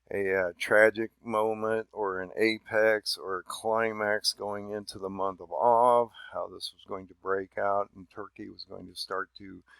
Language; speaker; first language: English; native; English